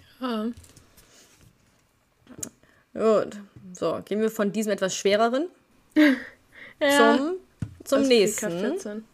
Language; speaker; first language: German; native; German